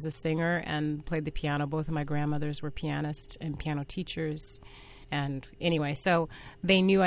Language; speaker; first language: English; native; English